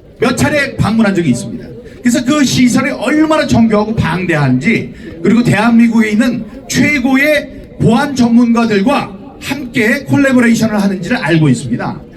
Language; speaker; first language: Korean; native; Korean